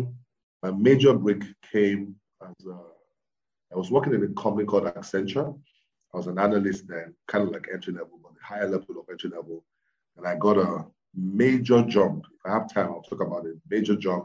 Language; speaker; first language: English; non-native, local second language; Yoruba